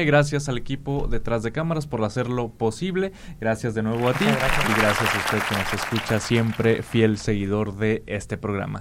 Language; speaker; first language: Spanish; native; Spanish